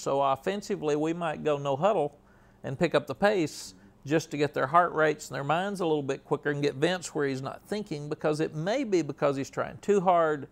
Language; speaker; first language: English; native; English